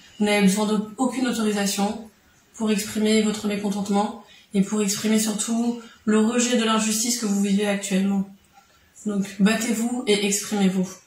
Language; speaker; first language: French; non-native, local second language; Comorian